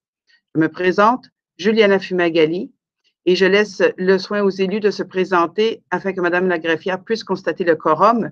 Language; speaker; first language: French; native; French